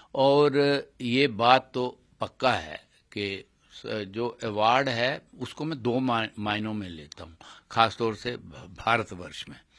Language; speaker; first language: Hindi; non-native, local second language; Dogri